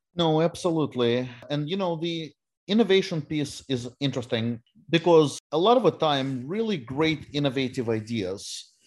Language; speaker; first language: English; non-native, fluent; Russian